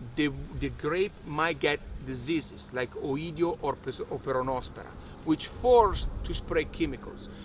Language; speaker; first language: English; non-native, fluent; Italian